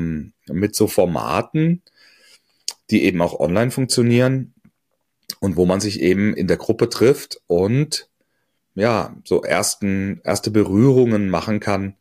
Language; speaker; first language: German; native; German